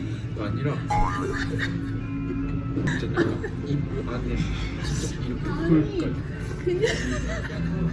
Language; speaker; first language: Korean; non-native, learner; Japanese